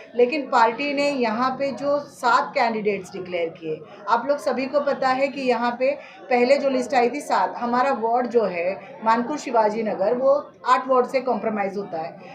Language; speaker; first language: Hindi; non-native, local second language; Marathi